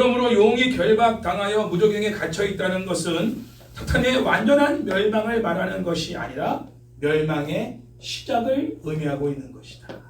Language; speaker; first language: Korean; native; Korean